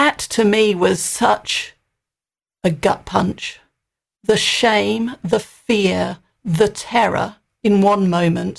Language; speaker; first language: English; native; English